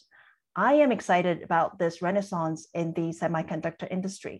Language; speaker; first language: English; non-native, local second language; Cantonese